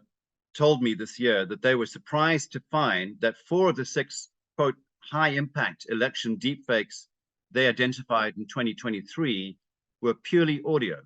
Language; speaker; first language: English; native; English